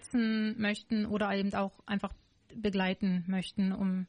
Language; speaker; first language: German; native; German